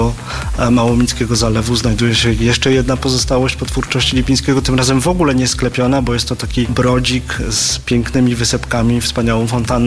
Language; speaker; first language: Polish; native; Polish